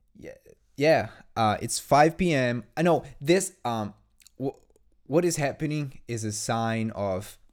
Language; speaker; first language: English; non-native, fluent; Italian